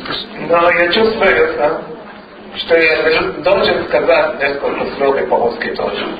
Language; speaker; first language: Russian; non-native, learner; Hebrew